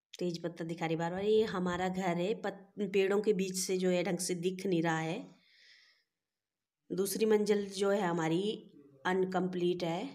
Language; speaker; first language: Hindi; native; Hindi